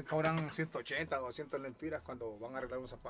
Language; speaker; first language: Spanish; native; Spanish